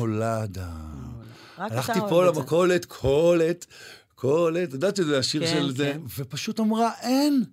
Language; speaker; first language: Hebrew; native; Hebrew